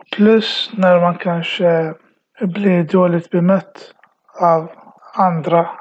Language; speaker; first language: Swedish; early bilingual, other home language; Arabic